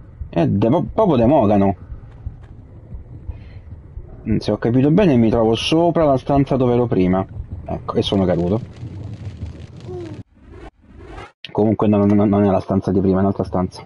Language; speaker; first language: Italian; native; Italian